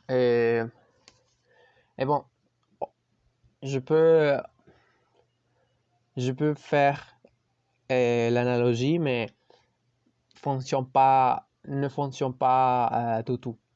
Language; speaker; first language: French; non-native, learner; Spanish